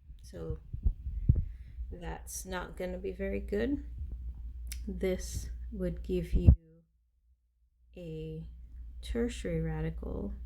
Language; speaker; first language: English; native; English